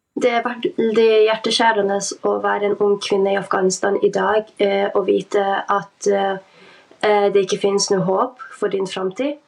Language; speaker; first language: Norwegian; early bilingual, other home language; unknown